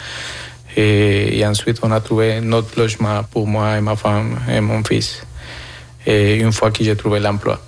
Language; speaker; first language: French; non-native, fluent; Spanish